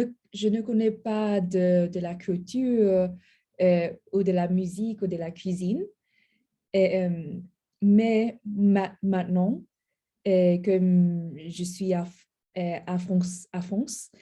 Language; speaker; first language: French; non-native, learner; English